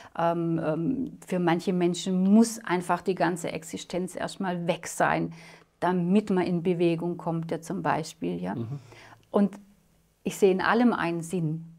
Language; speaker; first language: German; native; German